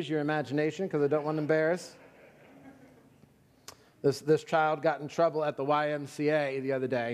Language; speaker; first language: English; native; English